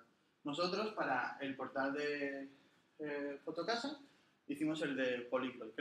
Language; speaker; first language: Spanish; native; Spanish